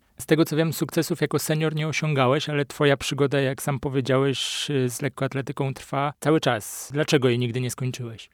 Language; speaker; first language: Polish; native; Polish